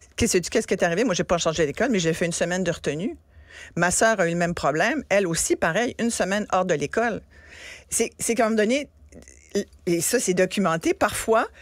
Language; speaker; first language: French; native; French